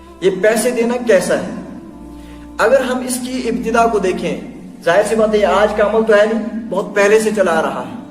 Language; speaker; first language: Urdu; non-native, local second language; Kashmiri